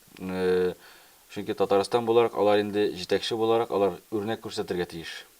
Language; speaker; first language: Tatar; early bilingual, heritage; Tatar